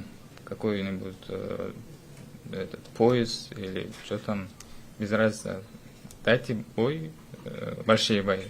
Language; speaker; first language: Russian; non-native, fluent; Uzbek